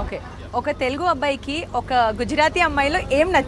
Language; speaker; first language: Telugu; native; Telugu